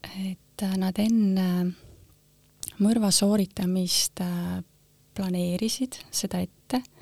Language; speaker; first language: Estonian; native; Estonian